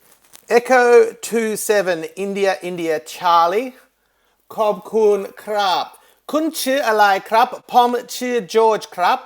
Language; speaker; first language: Thai; non-native, learner; English